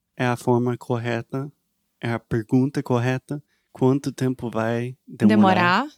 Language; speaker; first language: Portuguese; non-native, learner; English